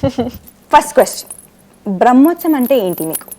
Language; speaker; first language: Telugu; non-native, fluent; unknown